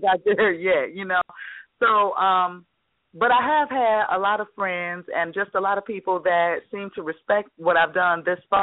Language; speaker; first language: English; native; English